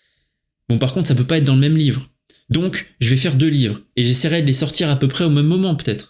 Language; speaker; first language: French; native; French